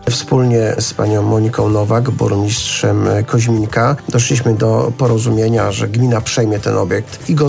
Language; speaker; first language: Polish; native; Polish